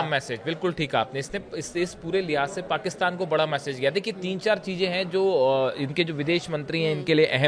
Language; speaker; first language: Hindi; native; Hindi